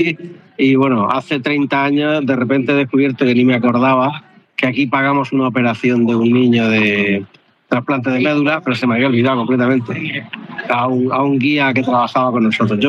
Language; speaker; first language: Spanish; native; Spanish